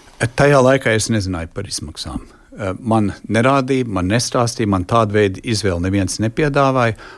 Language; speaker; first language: Latvian; early bilingual, heritage; Latvian